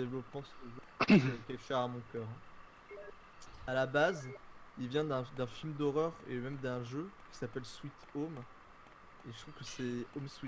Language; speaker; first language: French; native; French